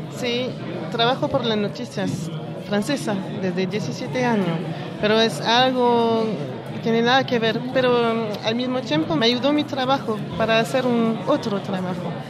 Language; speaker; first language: Spanish; early bilingual, heritage; French